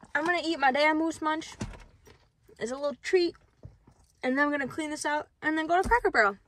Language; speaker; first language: English; native; English